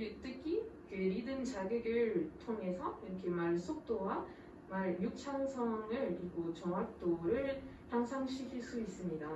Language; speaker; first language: Korean; non-native, fluent; French